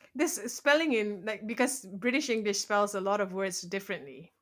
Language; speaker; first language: English; native; English